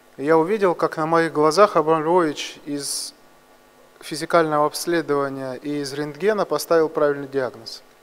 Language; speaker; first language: Russian; non-native, local second language; Georgian